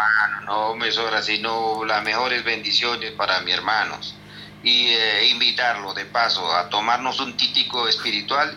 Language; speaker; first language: Spanish; non-native, local second language; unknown